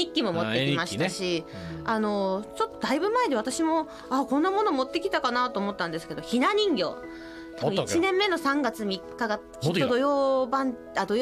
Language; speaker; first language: Japanese; native; Japanese